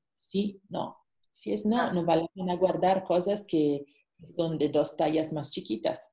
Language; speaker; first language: Spanish; non-native, fluent; Italian